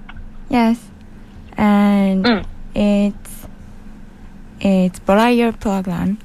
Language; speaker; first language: English; non-native, learner; Japanese